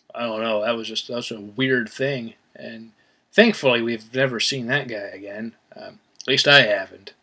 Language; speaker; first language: English; native; English